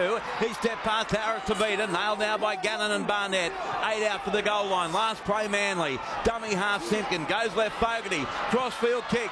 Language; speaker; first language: English; native; English